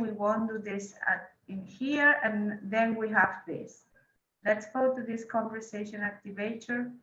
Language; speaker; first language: English; non-native, fluent; Spanish